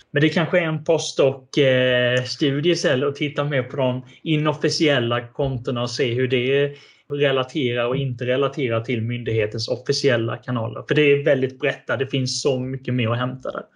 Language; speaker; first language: Swedish; native; Swedish